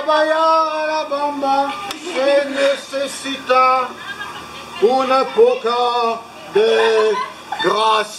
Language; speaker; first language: Spanish; non-native, learner; French